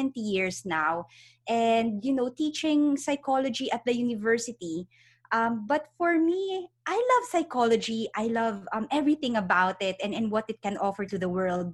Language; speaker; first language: English; non-native, local second language; Filipino